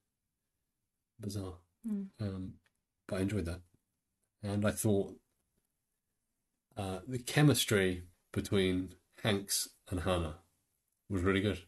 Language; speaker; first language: English; native; English